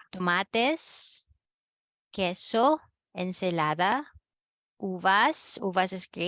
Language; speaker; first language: Spanish; non-native, fluent; Filipino